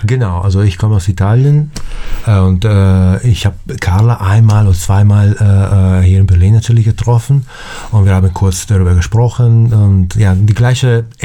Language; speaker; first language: German; non-native, fluent; Italian